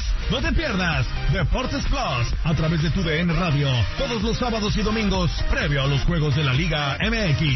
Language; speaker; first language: Spanish; native; Spanish